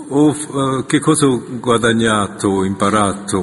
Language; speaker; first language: Italian; non-native, fluent; Korean